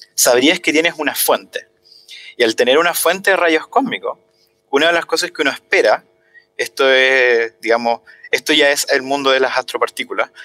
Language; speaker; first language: Spanish; native; Spanish